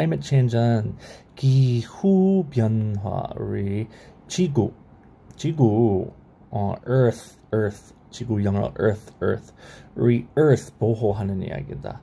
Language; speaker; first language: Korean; non-native, learner; English